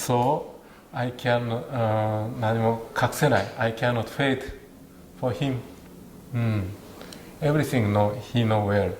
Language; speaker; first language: English; non-native, learner; Japanese